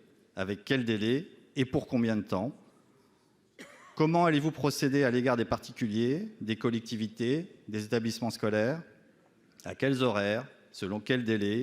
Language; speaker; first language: French; native; French